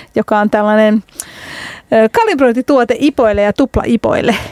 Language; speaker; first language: Finnish; native; Finnish